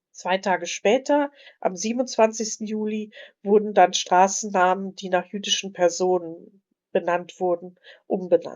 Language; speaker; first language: German; native; German